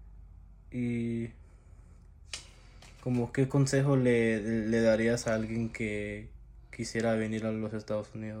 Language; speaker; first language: Spanish; early bilingual, heritage; Spanish